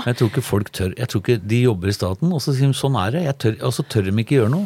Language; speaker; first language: Norwegian; native; Norwegian